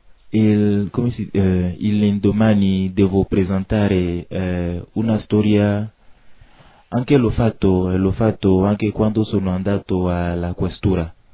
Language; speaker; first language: Italian; non-native, learner; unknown